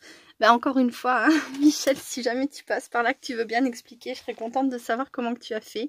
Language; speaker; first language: French; native; French